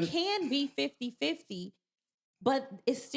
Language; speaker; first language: English; native; English